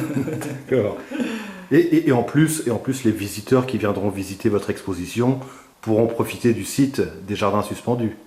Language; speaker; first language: French; native; French